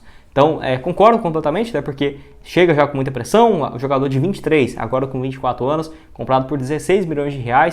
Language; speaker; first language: Portuguese; native; Portuguese